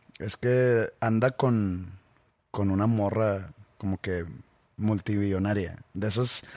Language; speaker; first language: Spanish; native; Spanish